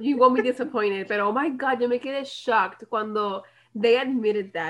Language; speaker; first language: English; non-native, local second language; Spanish